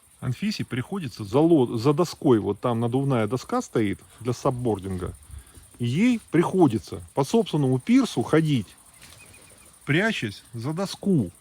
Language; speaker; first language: Russian; native; Russian